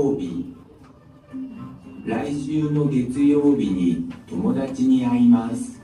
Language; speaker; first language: Japanese; non-native, learner; Bangla